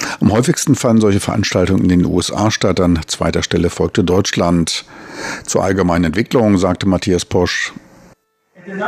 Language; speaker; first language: German; native; German